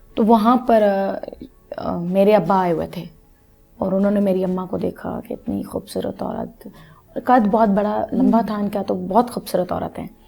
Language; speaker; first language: Urdu; non-native, local second language; Punjabi